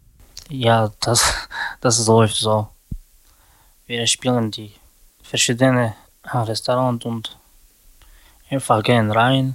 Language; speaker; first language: German; non-native, learner; Slovak